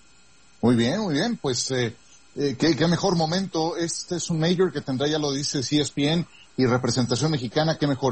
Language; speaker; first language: Spanish; native; Spanish